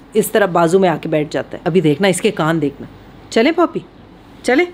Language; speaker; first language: Urdu; non-native, local second language; Punjabi